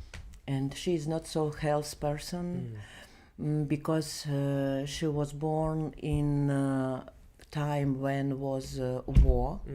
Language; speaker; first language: English; non-native, learner; Belarusian